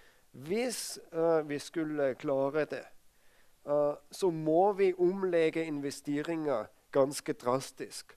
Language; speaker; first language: Norwegian; non-native, fluent; German